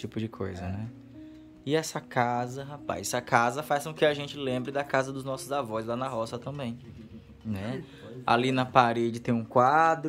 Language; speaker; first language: Portuguese; native; Portuguese